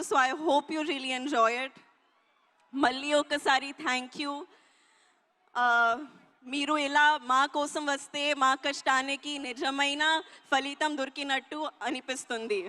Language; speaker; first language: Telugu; non-native, learner; Hindi